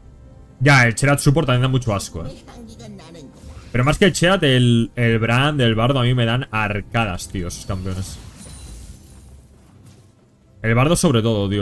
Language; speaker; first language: Spanish; native; Spanish